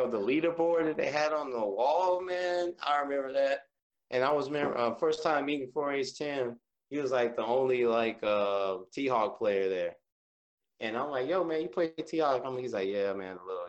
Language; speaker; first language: English; native; English